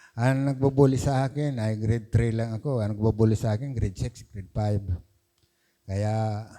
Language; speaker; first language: Filipino; non-native, local second language; Masbatenyo